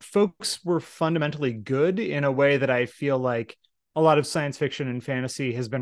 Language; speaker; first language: English; native; English